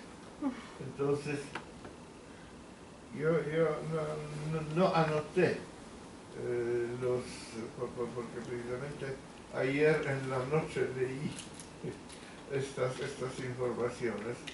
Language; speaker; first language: Spanish; non-native, fluent; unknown